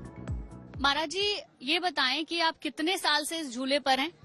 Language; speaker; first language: Hindi; native; Hindi